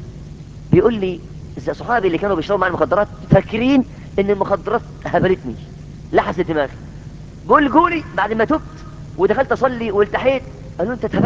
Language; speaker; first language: Arabic; native; Arabic